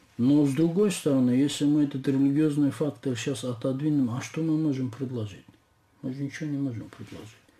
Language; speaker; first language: Russian; non-native, local second language; Lezghian